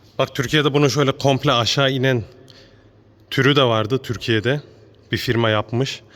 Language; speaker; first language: Turkish; early bilingual, heritage; Turkish